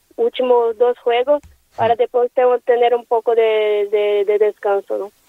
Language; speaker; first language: Spanish; non-native, learner; Portuguese